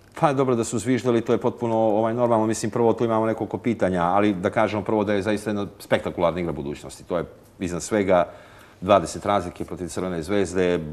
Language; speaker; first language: Croatian; native; Croatian